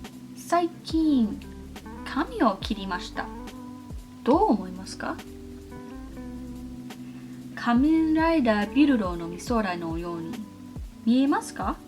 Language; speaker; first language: Japanese; non-native, learner; English